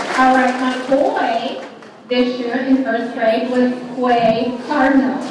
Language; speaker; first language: English; native; English